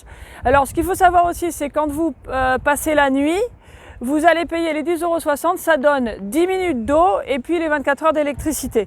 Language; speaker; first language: French; native; French